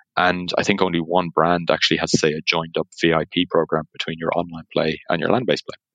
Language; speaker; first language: English; native; English